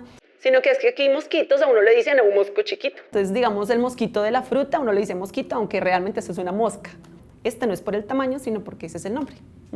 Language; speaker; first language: Spanish; native; Spanish